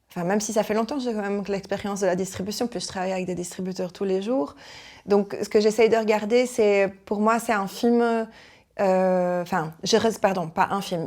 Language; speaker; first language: French; native; French